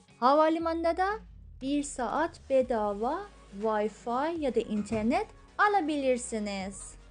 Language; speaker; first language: Turkish; non-native, fluent; Persian